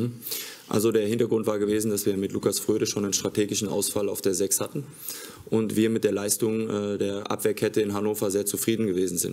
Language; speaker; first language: German; native; German